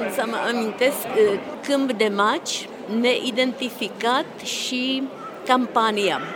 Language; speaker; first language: Romanian; non-native, fluent; Czech